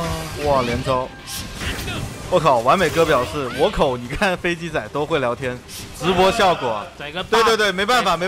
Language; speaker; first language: Chinese; native; Chinese